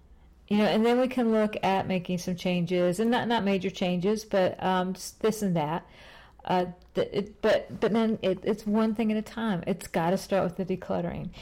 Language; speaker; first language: English; native; English